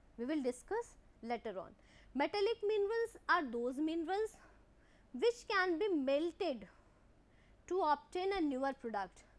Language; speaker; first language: English; non-native, local second language; Hindi